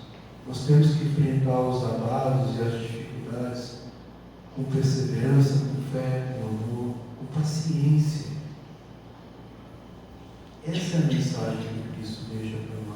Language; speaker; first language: Portuguese; native; Portuguese